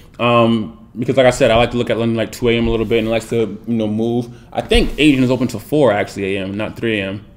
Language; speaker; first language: English; native; English